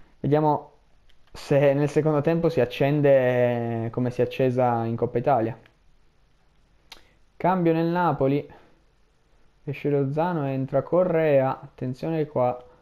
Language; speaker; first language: Italian; native; Italian